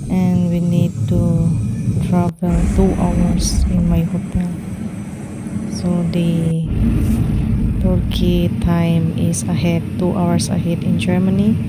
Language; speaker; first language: English; non-native, local second language; Filipino